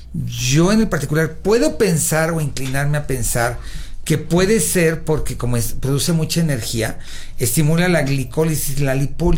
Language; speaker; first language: Spanish; native; Spanish